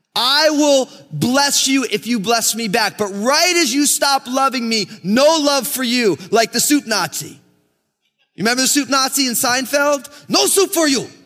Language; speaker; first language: English; native; English